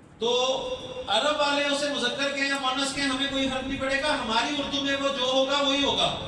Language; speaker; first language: Urdu; non-native, local second language; Punjabi